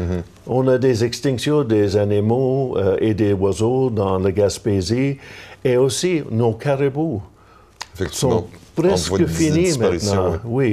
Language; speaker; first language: French; non-native, local second language; English